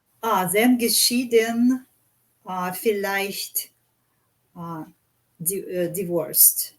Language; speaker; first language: German; non-native, learner; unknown